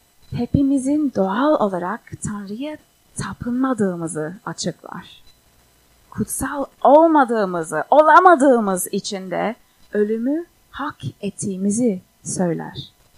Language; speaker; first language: Turkish; non-native, fluent; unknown